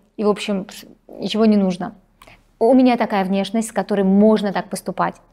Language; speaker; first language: Russian; native; Russian